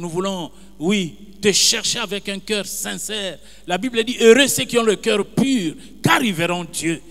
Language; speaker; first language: French; non-native, local second language; Lingala